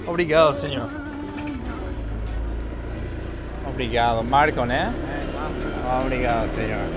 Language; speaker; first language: Portuguese; non-native, learner; English